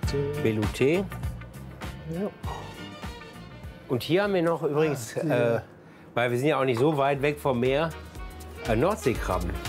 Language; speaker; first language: German; native; German